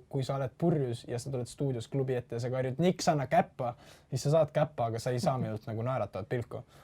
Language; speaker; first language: Estonian; non-native, local second language; Russian